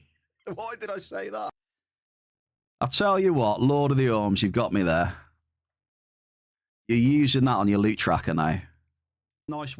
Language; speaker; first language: English; native; English